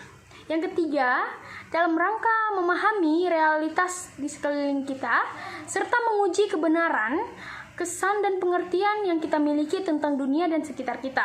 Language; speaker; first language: Indonesian; native; Indonesian